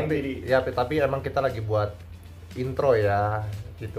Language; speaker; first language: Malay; non-native, local second language; Sundanese